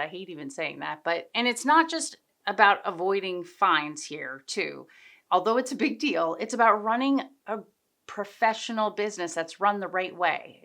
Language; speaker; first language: English; native; English